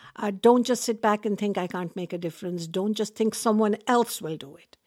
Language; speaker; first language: English; non-native, local second language; Urdu